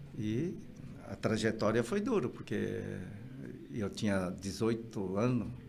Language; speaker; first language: Portuguese; early bilingual, other home language; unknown